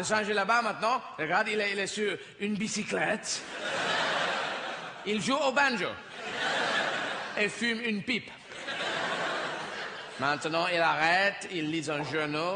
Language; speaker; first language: French; non-native, learner; English